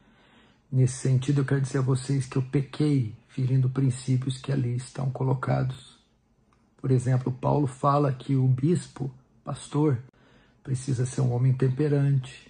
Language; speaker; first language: Portuguese; native; Portuguese